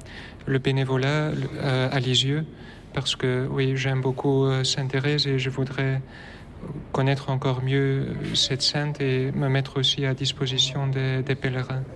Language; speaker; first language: French; non-native, local second language; Dutch